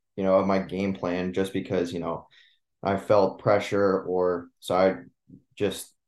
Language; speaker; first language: English; native; English